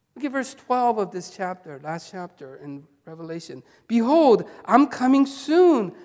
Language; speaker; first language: English; early bilingual, other home language; Korean